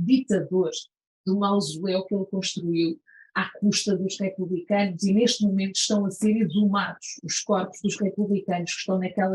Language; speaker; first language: Portuguese; native; Portuguese